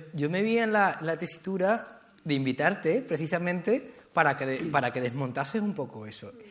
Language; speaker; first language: Spanish; native; Spanish